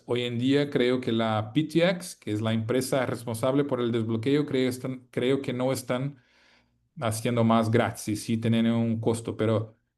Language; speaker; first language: Spanish; non-native, fluent; Portuguese